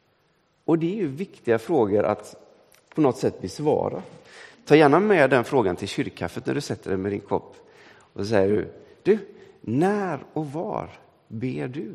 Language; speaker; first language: Swedish; native; Swedish